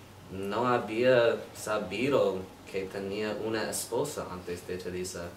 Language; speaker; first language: Spanish; non-native, learner; English